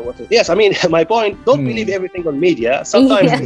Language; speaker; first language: English; non-native, fluent; Arabic